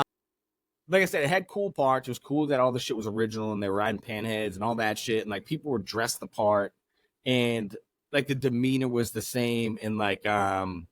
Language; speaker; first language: English; native; English